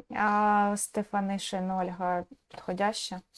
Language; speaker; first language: Ukrainian; native; Ukrainian